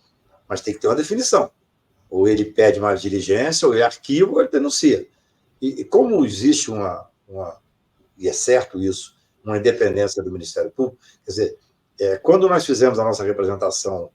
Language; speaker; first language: Portuguese; native; Portuguese